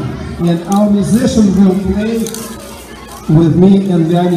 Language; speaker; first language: English; non-native, fluent; Russian